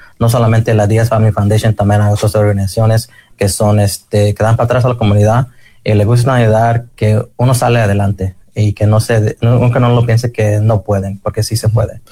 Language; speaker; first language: Spanish; early bilingual, other home language; English